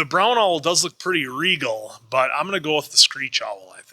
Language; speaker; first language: English; native; English